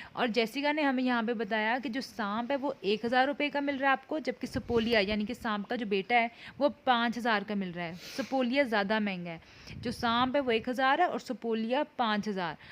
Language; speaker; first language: Urdu; native; Urdu